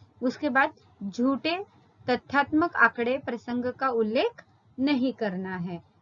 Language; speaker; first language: Hindi; non-native, local second language; Marathi